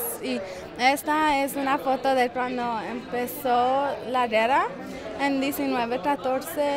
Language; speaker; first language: Spanish; early bilingual, other home language; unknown